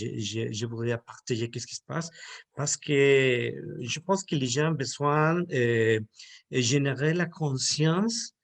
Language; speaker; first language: French; non-native, learner; Spanish